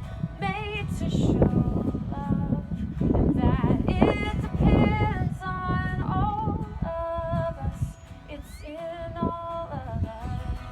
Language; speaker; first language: English; native; English